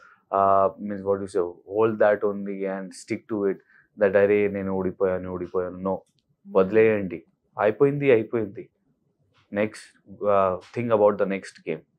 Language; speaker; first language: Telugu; non-native, learner; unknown